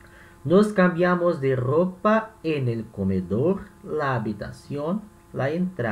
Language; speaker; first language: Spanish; non-native, fluent; Portuguese